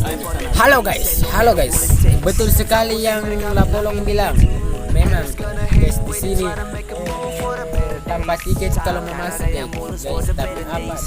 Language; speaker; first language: Indonesian; non-native, local second language; Buginese